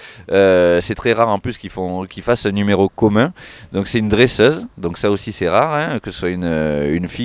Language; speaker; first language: French; native; French